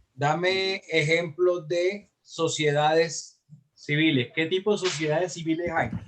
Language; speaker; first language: Spanish; native; Spanish